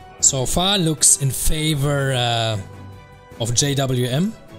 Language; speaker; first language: English; non-native, fluent; German